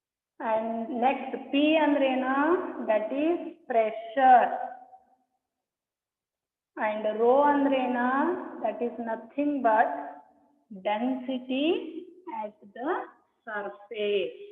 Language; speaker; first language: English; non-native, local second language; Kannada